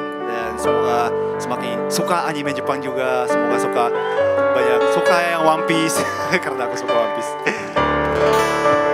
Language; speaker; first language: Indonesian; non-native, fluent; Japanese